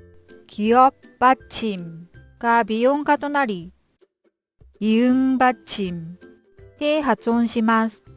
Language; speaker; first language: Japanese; non-native, fluent; Korean